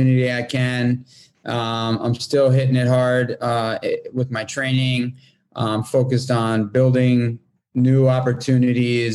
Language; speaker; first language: English; native; English